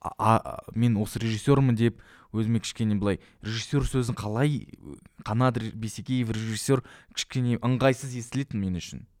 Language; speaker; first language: Kazakh; non-native, local second language; Russian